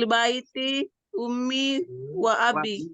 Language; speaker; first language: Arabic; non-native, learner; Indonesian